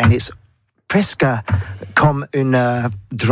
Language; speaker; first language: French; non-native, learner; English